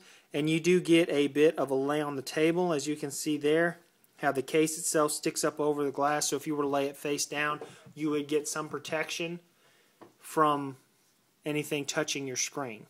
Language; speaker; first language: English; native; English